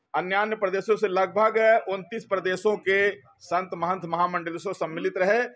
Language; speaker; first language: Hindi; native; Hindi